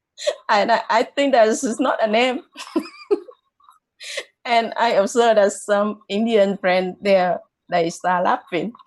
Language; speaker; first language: English; non-native, learner; Vietnamese